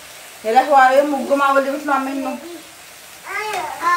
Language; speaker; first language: Arabic; native; Arabic